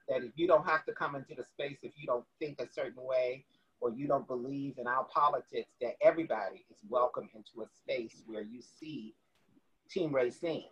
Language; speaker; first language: English; native; English